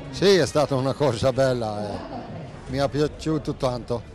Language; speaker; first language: Italian; non-native, fluent; Swedish